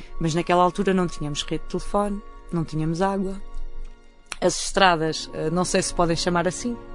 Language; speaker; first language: Portuguese; native; Portuguese